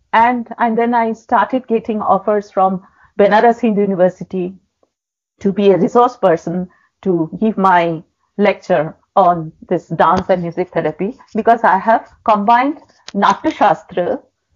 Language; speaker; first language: English; non-native, local second language; Bangla